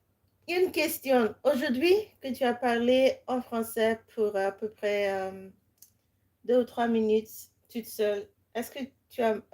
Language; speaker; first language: French; non-native, fluent; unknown